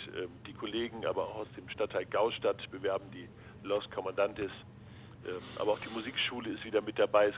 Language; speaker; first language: German; native; German